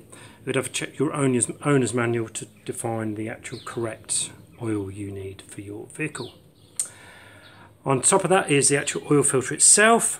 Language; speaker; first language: English; native; English